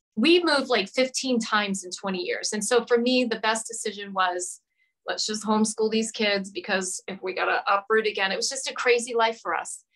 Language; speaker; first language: English; native; English